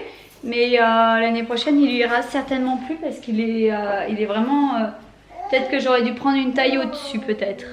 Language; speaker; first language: French; native; French